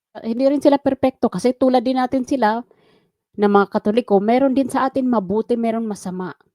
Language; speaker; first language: Filipino; non-native, local second language; Waray